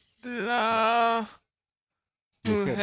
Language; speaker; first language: Spanish; non-native, learner; English